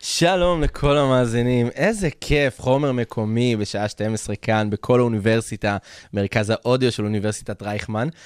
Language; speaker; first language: Hebrew; native; Hebrew